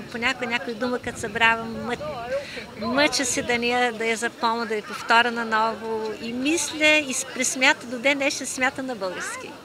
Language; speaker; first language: Bulgarian; early bilingual, heritage; Bulgarian